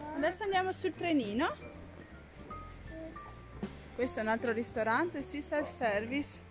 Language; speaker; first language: Italian; native; Italian